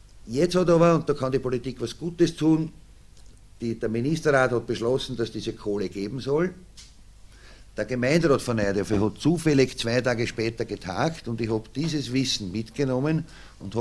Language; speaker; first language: German; native; German